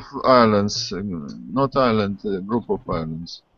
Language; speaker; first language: English; non-native, learner; Russian